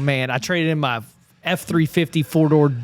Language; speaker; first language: English; native; English